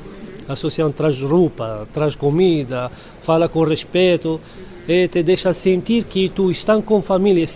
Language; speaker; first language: Portuguese; non-native, learner; Arabic